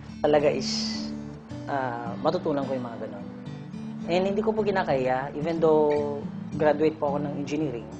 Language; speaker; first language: Filipino; non-native, local second language; Iloko